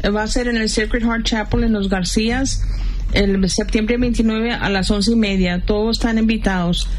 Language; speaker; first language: Spanish; early bilingual, heritage; Spanish